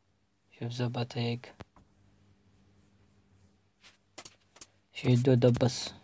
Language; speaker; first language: Arabic; non-native, learner; Urdu